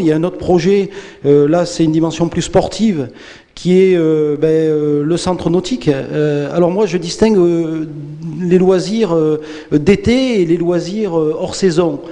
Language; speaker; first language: French; native; French